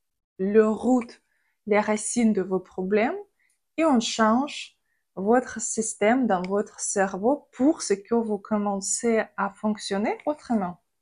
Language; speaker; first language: French; non-native, fluent; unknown